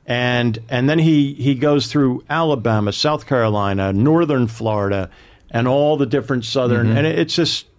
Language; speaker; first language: English; native; English